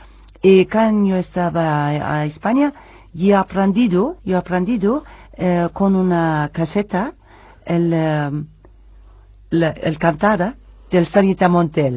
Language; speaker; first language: Spanish; non-native, learner; Turkish